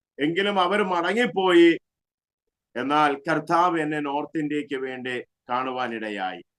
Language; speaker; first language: Malayalam; native; Malayalam